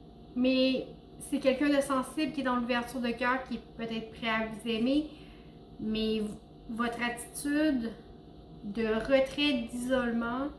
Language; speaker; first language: French; native; French